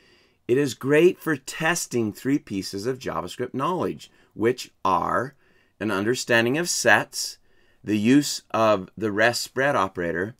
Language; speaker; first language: English; native; English